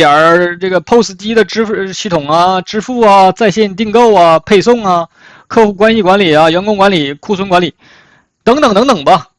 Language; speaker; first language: Chinese; native; Chinese